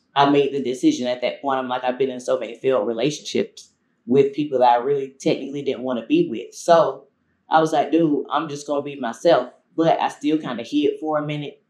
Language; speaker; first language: English; native; English